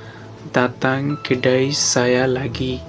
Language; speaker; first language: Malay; non-native, learner; Nepali